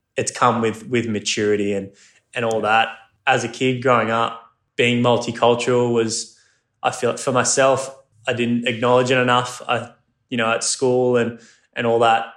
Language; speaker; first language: English; non-native, local second language; Japanese